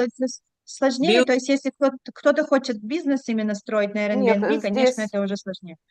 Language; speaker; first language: Russian; native; Russian